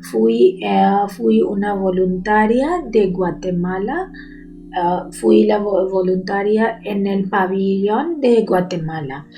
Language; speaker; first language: Spanish; non-native, learner; Bangla